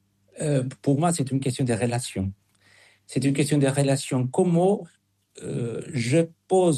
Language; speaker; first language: French; non-native, fluent; Spanish